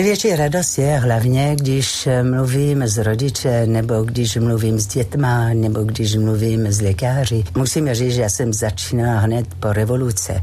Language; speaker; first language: Czech; non-native, fluent; French